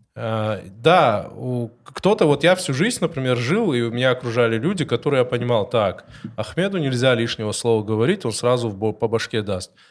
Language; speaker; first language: Russian; non-native, local second language; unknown